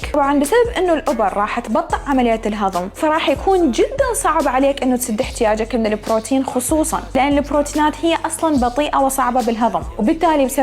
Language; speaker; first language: Arabic; native; Arabic